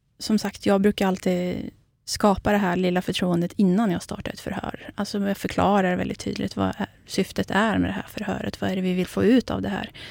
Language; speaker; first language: Swedish; early bilingual, other home language; Central Kurdish